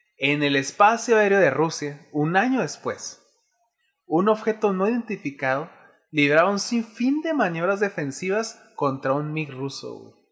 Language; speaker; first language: Spanish; native; Spanish